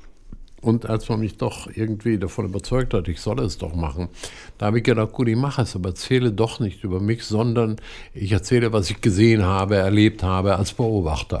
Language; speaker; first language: German; non-native, fluent; Hebrew